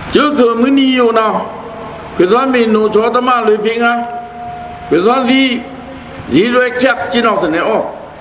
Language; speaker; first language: Burmese; non-native, local second language; Pa'o Karen